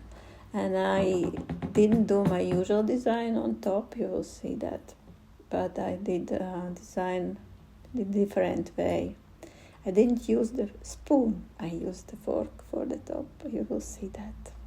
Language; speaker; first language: English; non-native, fluent; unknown